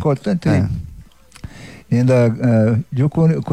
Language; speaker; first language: Italian; non-native, learner; Portuguese